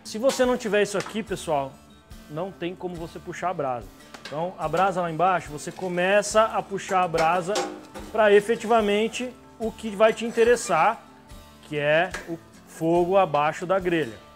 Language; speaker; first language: Portuguese; native; Portuguese